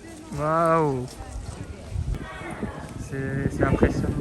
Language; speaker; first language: French; non-native, fluent; Japanese